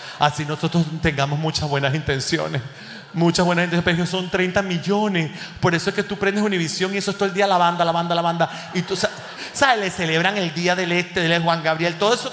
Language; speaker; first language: Spanish; native; Spanish